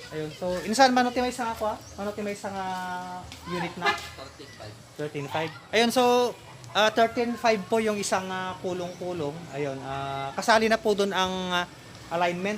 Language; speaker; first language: Filipino; non-native, local second language; Iloko